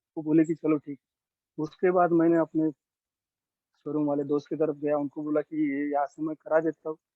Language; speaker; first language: Hindi; non-native, local second language; Marathi